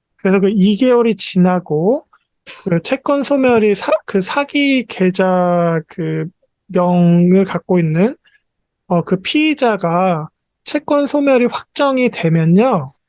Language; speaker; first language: Korean; native; Korean